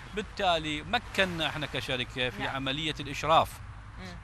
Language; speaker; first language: Arabic; native; Arabic